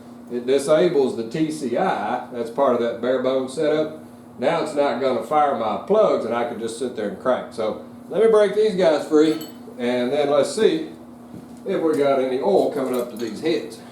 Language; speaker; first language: English; native; English